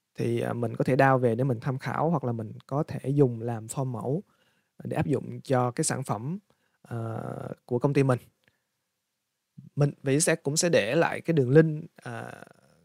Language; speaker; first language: Vietnamese; native; Vietnamese